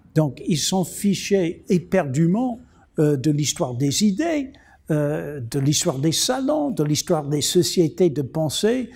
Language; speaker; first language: French; non-native, fluent; English